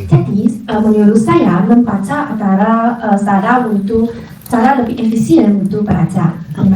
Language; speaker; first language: Indonesian; non-native, fluent; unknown